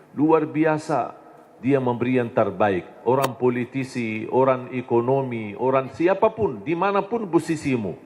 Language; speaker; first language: Indonesian; non-native, fluent; Arabic